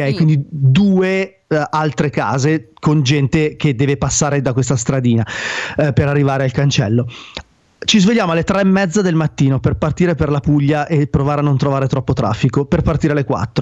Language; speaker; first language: Italian; native; Italian